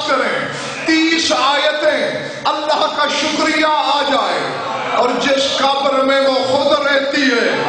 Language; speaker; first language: Urdu; non-native, local second language; Saraiki